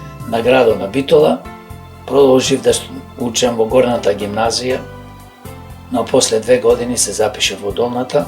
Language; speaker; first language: Macedonian; native; Macedonian